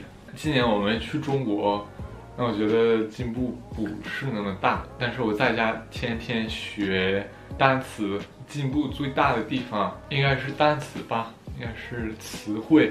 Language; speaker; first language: Chinese; non-native, fluent; French